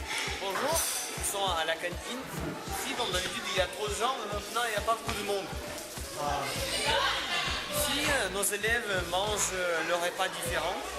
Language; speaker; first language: French; non-native, fluent; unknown